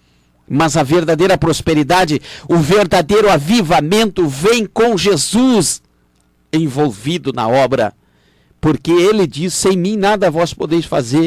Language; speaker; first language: Portuguese; native; Portuguese